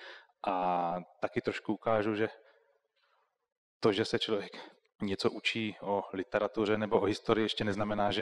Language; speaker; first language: Czech; native; Czech